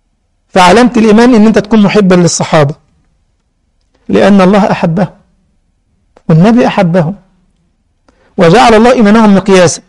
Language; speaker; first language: Arabic; native; Arabic